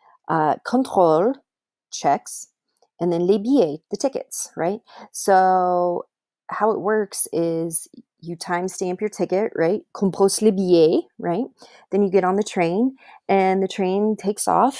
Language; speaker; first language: English; native; English